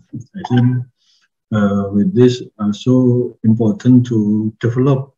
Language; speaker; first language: English; non-native, learner; Indonesian